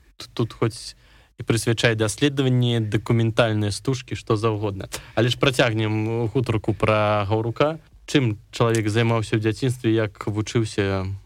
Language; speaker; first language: Belarusian; non-native, local second language; Russian